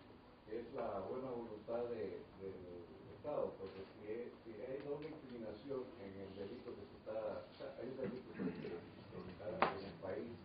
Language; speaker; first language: Spanish; native; Spanish